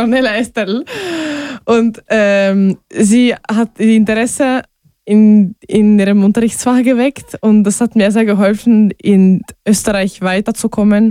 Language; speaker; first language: German; non-native, fluent; Ukrainian